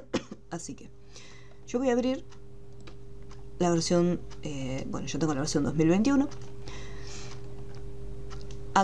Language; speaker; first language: Spanish; native; Spanish